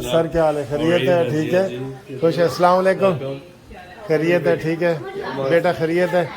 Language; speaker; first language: Urdu; non-native, local second language; Punjabi